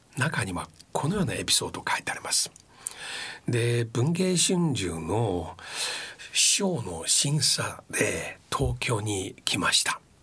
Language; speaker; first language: Japanese; non-native, fluent; Chinese